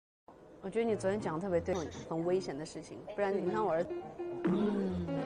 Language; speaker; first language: Chinese; native; Chinese